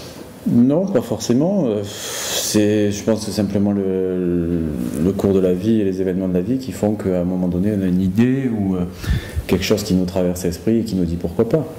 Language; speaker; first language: French; native; French